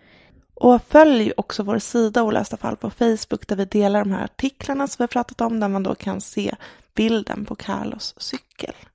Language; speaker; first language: Swedish; native; Swedish